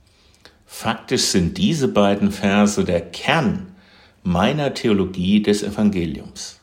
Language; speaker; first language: German; native; German